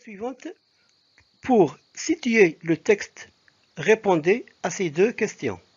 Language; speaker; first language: French; non-native, local second language; Arabic